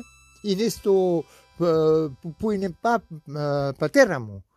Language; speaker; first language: Greek; non-native, learner; French